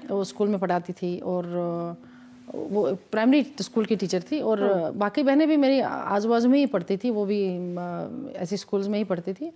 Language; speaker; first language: Hindi; non-native, local second language; Kashmiri